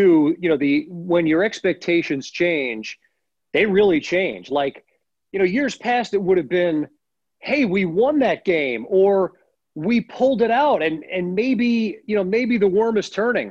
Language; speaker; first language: English; native; English